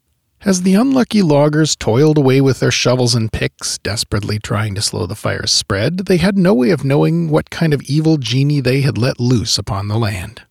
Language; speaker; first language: English; native; English